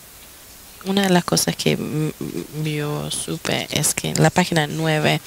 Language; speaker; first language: Spanish; non-native, fluent; English